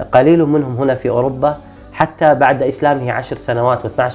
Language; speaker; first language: Arabic; native; Arabic